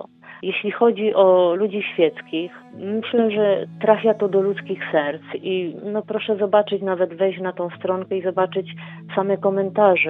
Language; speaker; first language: Polish; native; Polish